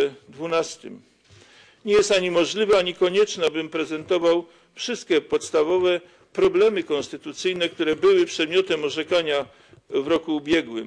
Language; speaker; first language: Polish; native; Polish